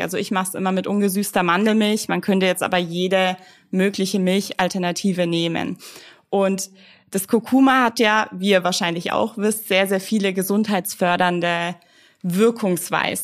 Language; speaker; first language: German; native; German